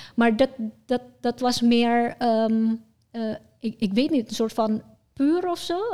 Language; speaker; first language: Dutch; non-native, fluent; Indonesian